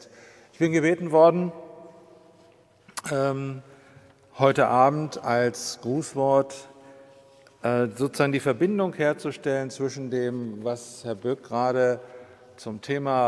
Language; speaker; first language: German; native; German